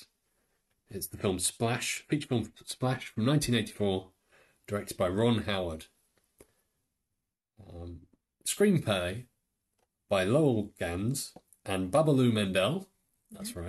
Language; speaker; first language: English; native; English